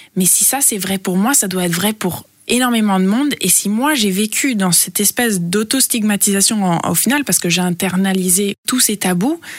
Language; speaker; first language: French; early bilingual, heritage; Italian